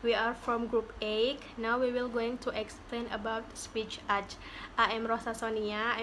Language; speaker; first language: English; non-native, learner; Indonesian